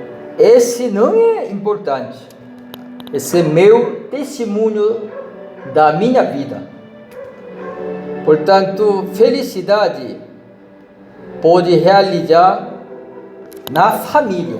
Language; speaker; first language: Portuguese; non-native, learner; Korean